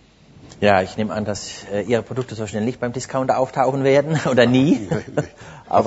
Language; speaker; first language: German; native; German